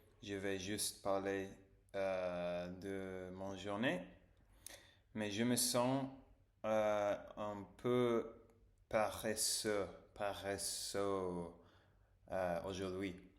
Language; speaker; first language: French; non-native, learner; English